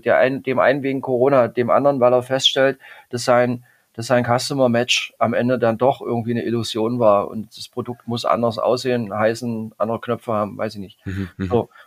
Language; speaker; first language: German; native; German